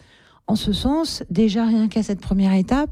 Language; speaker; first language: French; native; French